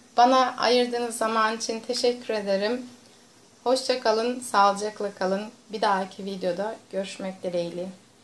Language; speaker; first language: Turkish; non-native, fluent; Russian